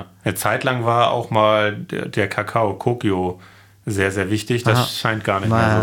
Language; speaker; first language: German; native; German